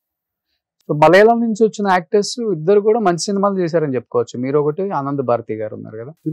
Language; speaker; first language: Telugu; native; Telugu